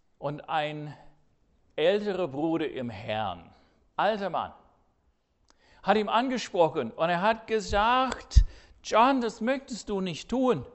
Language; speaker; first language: German; non-native, fluent; English